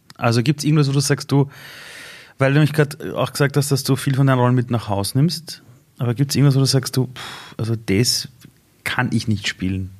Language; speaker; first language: German; early bilingual, other home language; Persian